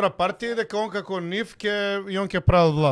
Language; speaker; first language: Macedonian; native; Macedonian